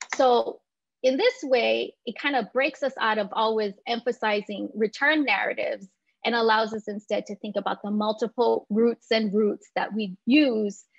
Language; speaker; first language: English; native; English